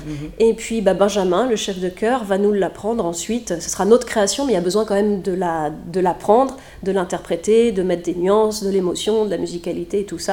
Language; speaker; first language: French; native; French